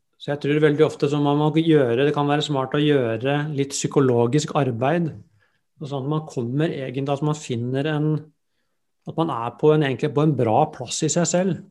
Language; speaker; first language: Norwegian; native; Norwegian